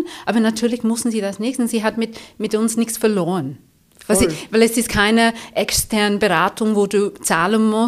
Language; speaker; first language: German; non-native, fluent; English